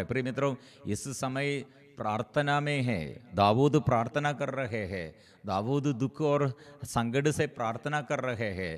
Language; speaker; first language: Hindi; non-native, local second language; Malayalam